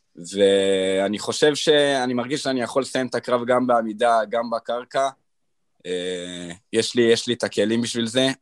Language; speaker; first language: Hebrew; native; Hebrew